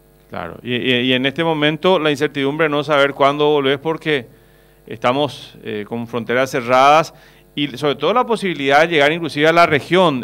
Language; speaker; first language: Spanish; native; Spanish